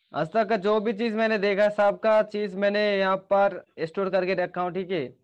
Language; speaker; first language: Hindi; non-native, local second language; Bangla